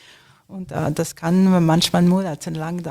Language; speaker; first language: German; non-native, fluent; French